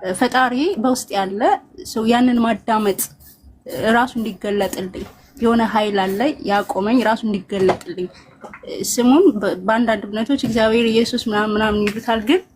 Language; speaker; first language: Amharic; native; Amharic